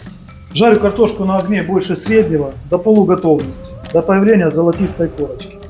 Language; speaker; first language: Russian; native; Russian